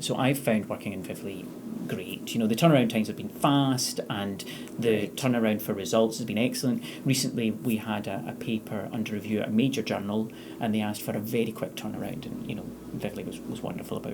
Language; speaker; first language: English; native; English